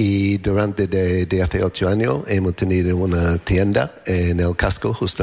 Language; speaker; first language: Spanish; non-native, learner; English